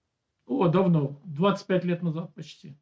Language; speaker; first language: Russian; native; Russian